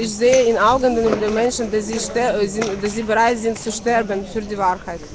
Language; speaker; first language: German; non-native, fluent; Russian